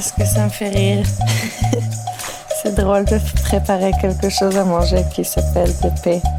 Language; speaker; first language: French; early bilingual, heritage; Hebrew